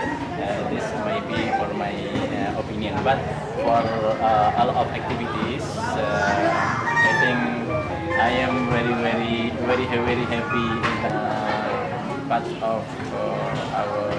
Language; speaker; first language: English; non-native, fluent; Indonesian